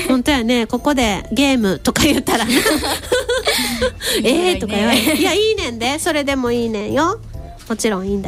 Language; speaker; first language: Japanese; native; Japanese